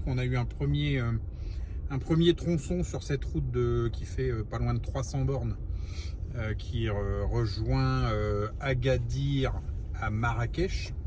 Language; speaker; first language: French; native; French